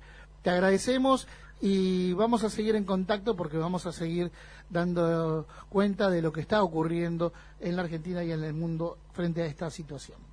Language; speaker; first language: Spanish; native; Spanish